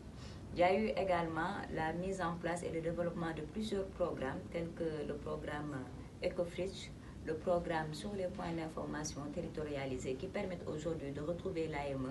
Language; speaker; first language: French; non-native, local second language; Wolof